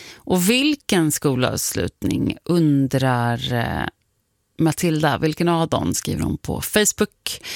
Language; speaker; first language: Swedish; native; Swedish